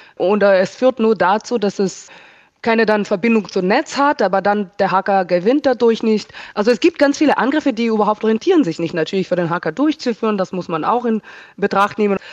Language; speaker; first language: German; non-native, fluent; Hebrew